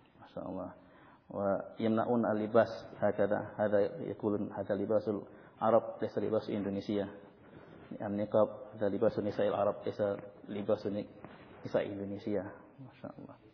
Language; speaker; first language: Arabic; non-native, learner; Indonesian